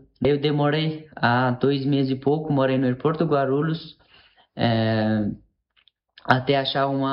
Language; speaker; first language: Portuguese; non-native, learner; Persian